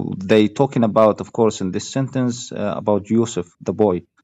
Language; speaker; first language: English; non-native, fluent; Arabic